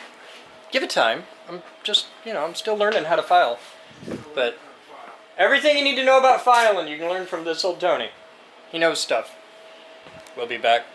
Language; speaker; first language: English; native; English